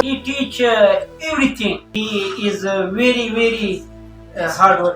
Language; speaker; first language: English; non-native, learner; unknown